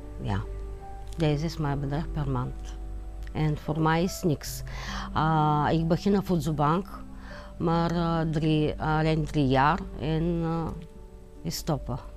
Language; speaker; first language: Dutch; non-native, learner; Bulgarian